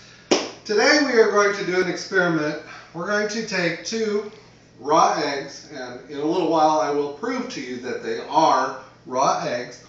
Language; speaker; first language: English; native; English